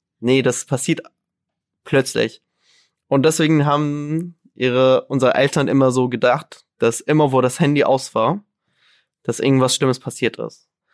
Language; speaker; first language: German; non-native, fluent; Arabic